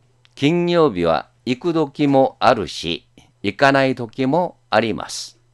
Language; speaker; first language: Japanese; non-native, fluent; Korean